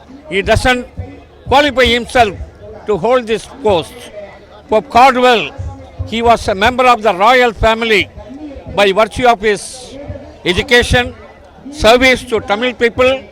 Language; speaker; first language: English; non-native, local second language; Tamil